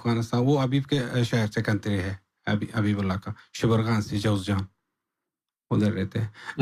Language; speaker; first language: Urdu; non-native, learner; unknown